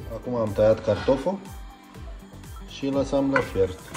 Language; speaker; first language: Romanian; non-native, learner; Arabic